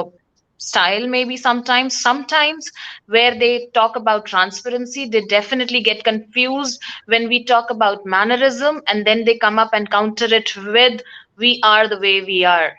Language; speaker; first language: English; non-native, local second language; Hindi